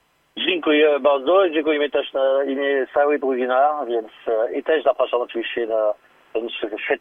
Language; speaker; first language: Polish; non-native, learner; French